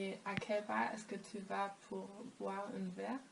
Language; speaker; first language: French; non-native, fluent; German